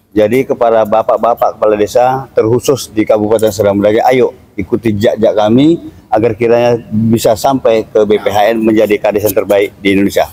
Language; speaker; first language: Indonesian; native; Indonesian